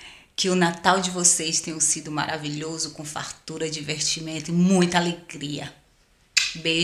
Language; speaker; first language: Portuguese; native; Portuguese